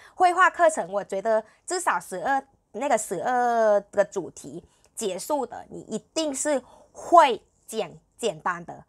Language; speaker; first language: Chinese; non-native, fluent; Thai